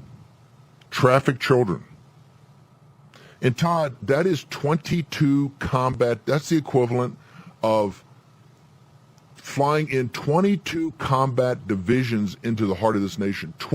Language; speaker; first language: English; native; English